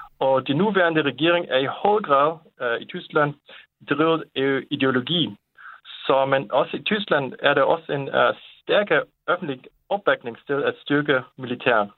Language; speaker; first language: Danish; non-native, fluent; Japanese